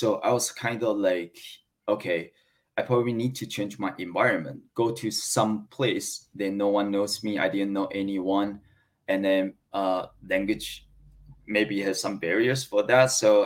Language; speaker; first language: English; non-native, learner; Chinese